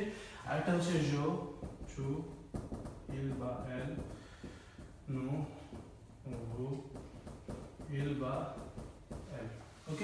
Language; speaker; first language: French; non-native, fluent; Bangla